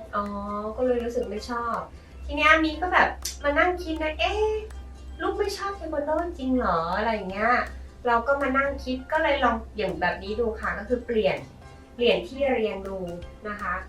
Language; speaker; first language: Thai; native; Thai